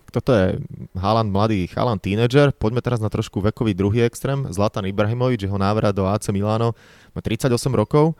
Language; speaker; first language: Slovak; native; Slovak